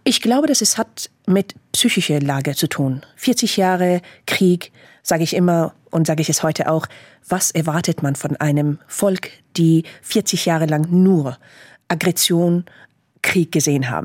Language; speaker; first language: German; non-native, fluent; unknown